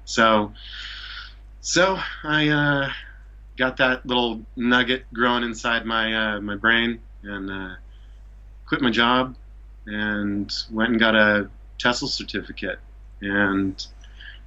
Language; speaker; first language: English; native; English